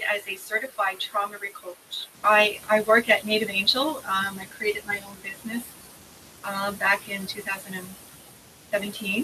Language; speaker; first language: English; native; English